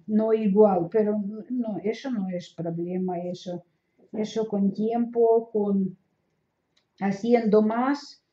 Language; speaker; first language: Spanish; non-native, learner; Russian